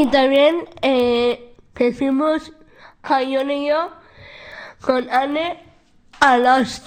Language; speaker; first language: Spanish; non-native, local second language; Basque